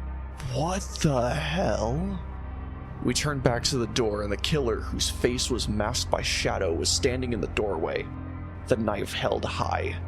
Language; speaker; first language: English; native; English